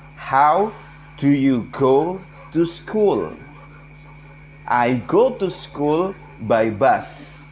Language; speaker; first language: English; non-native, learner; Indonesian